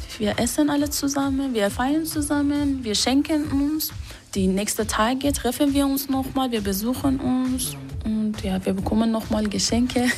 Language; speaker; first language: German; non-native, fluent; Persian